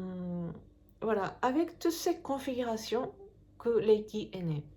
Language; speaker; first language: French; non-native, fluent; Japanese